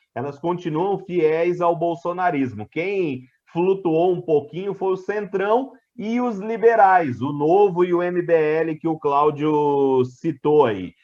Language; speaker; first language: Portuguese; native; Portuguese